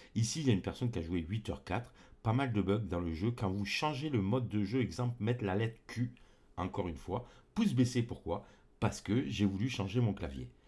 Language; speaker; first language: French; native; French